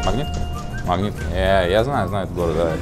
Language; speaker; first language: Russian; native; Russian